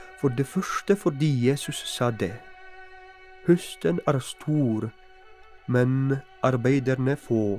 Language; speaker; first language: Norwegian; non-native, fluent; Polish